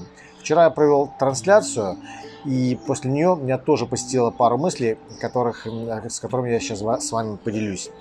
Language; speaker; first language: Russian; native; Russian